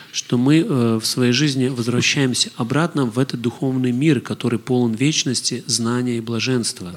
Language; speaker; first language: Russian; native; Russian